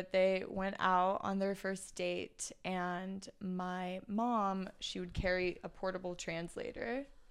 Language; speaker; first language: English; non-native, fluent; Chinese